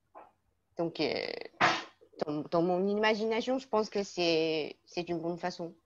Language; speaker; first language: French; non-native, learner; Chinese